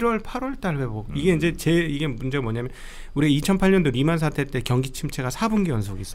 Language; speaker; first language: Korean; native; Korean